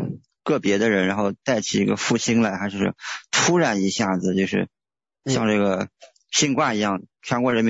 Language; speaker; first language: Chinese; native; Chinese